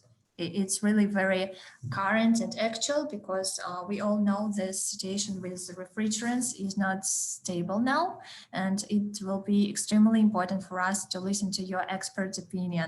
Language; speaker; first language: English; non-native, fluent; Russian